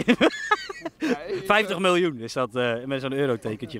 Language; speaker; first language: Dutch; native; Dutch